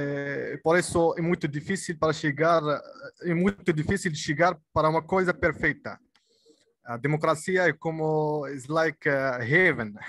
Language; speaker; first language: Portuguese; non-native, learner; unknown